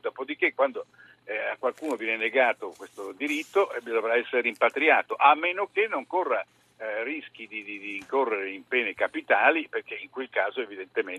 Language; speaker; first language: Italian; native; Italian